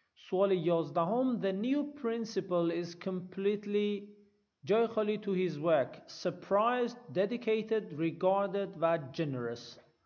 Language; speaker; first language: English; non-native, fluent; Persian